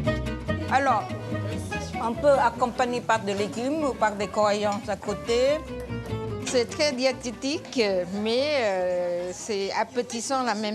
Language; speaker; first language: French; non-native, fluent; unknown